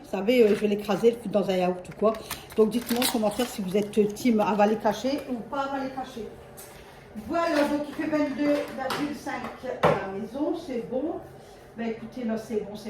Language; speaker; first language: French; native; French